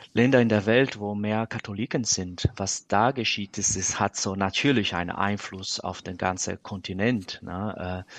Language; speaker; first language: German; non-native, fluent; Portuguese